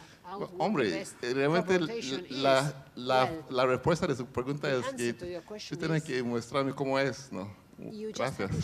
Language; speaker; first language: Spanish; non-native, fluent; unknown